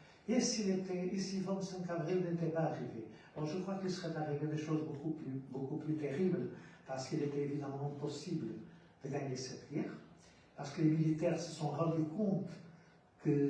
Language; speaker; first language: French; non-native, fluent; Portuguese